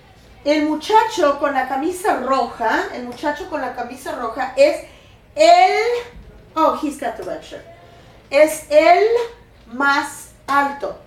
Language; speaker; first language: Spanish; non-native, fluent; English